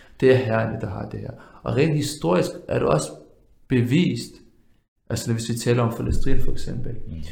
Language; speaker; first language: Danish; early bilingual, other home language; Arabic